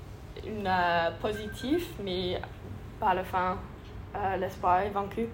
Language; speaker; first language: French; non-native, learner; English